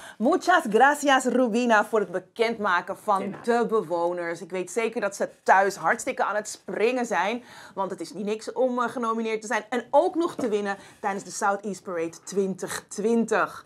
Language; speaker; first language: Dutch; native; Dutch